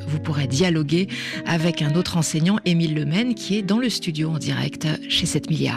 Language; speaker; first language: French; native; French